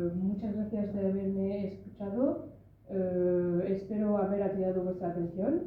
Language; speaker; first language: Spanish; non-native, learner; French